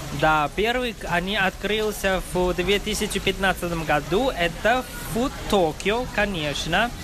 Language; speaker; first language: Russian; non-native, learner; Chinese